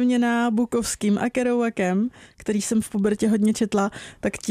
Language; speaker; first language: Czech; native; Czech